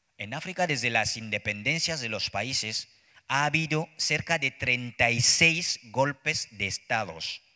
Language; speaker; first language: Spanish; non-native, fluent; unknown